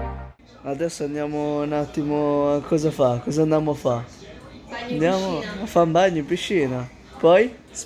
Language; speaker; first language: Italian; early bilingual, other home language; Filipino